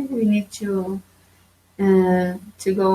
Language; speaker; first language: English; non-native, learner; Portuguese